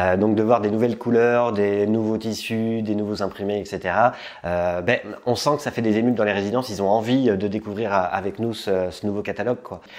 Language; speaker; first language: French; native; French